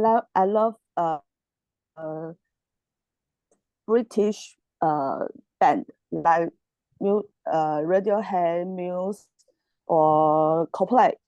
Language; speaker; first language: English; non-native, learner; Chinese